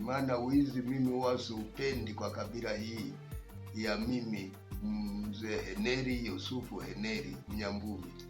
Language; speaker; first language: Swahili; non-native, local second language; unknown